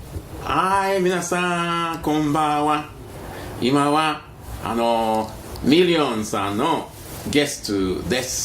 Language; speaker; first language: Japanese; non-native, learner; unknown